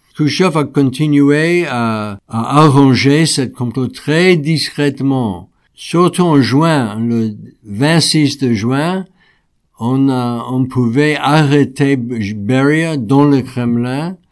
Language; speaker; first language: French; non-native, fluent; English